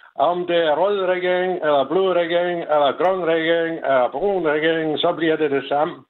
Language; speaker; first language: Danish; non-native, fluent; Czech